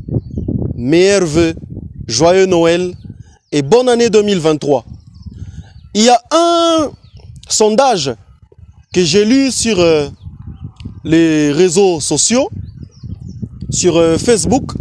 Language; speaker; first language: French; non-native, local second language; Swahili